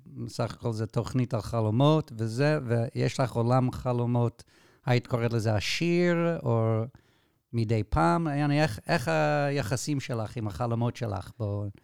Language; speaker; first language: Hebrew; non-native, fluent; English